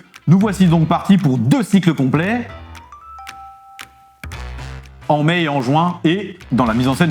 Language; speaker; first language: French; native; French